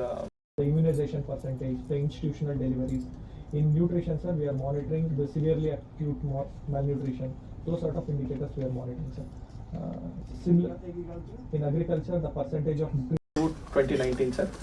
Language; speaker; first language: English; non-native, local second language; Telugu